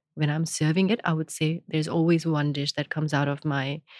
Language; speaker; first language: English; non-native, local second language; Gujarati